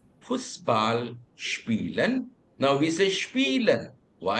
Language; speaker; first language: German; non-native, fluent; Telugu